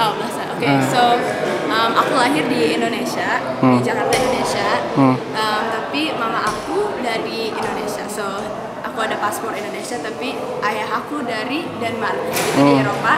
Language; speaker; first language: Indonesian; early bilingual, heritage; English